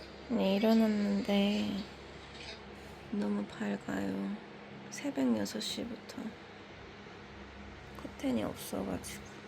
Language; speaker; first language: Korean; native; Korean